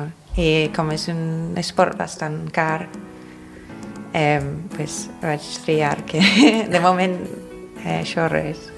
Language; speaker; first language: Catalan; non-native, fluent; English